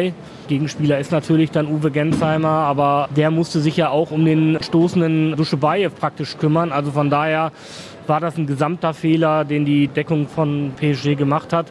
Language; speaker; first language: German; native; German